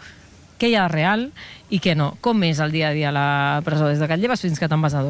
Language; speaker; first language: Catalan; native; Catalan